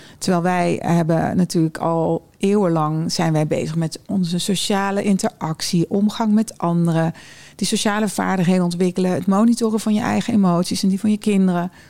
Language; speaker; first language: Dutch; early bilingual, other home language; German